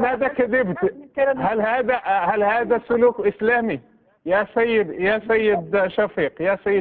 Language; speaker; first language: Arabic; native; Arabic